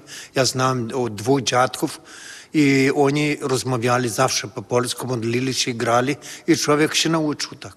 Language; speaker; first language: Polish; early bilingual, heritage; Portuguese